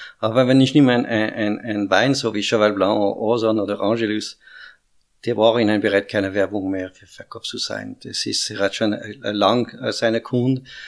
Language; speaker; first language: German; non-native, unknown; French